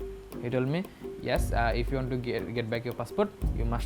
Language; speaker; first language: English; non-native, local second language; Bangla